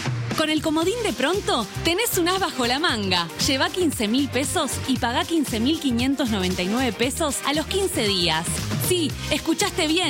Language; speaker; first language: Spanish; native; Spanish